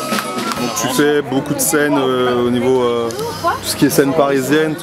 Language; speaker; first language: French; native; French